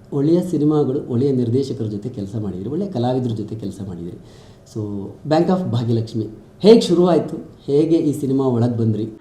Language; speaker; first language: Kannada; native; Kannada